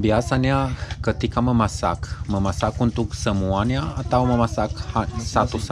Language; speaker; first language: Indonesian; non-native, learner; Romanian